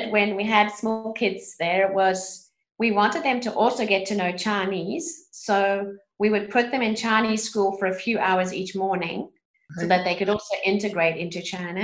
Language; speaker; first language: English; native; English